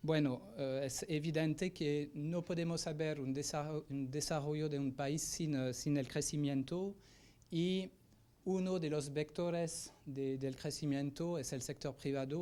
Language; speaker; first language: Spanish; non-native, fluent; French